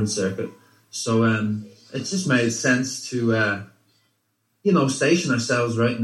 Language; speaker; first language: English; native; English